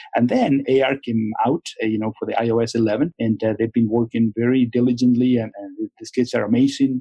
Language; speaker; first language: English; non-native, fluent; Spanish